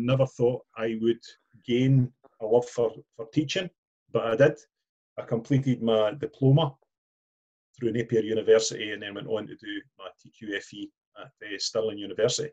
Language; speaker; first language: English; native; English